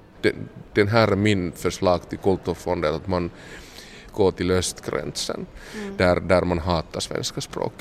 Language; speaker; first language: Swedish; non-native, local second language; Finnish